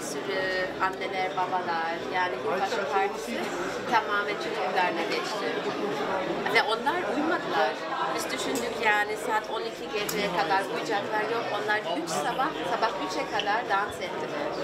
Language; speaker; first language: Turkish; early bilingual, heritage; German